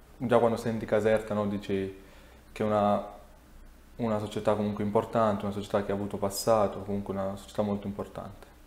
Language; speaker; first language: Italian; early bilingual, other home language; Serbian